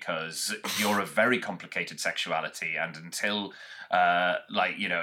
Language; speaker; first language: English; native; English